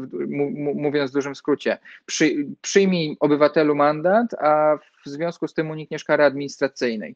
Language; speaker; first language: Polish; native; Polish